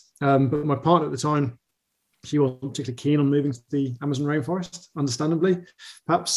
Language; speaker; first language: English; native; English